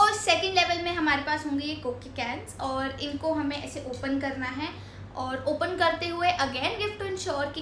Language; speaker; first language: Hindi; native; Hindi